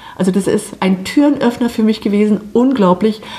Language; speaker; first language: German; native; German